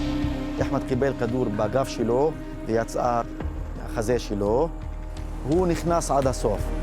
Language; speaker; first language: Hebrew; non-native, local second language; Arabic